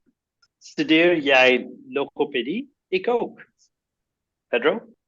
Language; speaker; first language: Dutch; non-native, learner; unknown